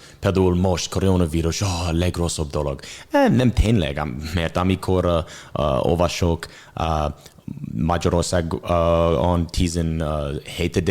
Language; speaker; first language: Hungarian; non-native, learner; English